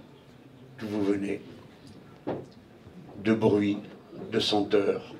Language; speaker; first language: French; native; French